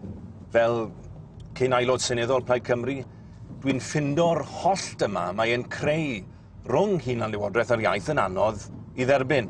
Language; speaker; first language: Welsh; native; Welsh